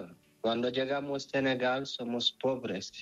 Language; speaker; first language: Spanish; non-native, learner; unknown